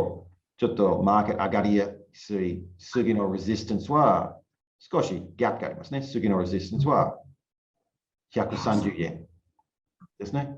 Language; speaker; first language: Japanese; non-native, learner; English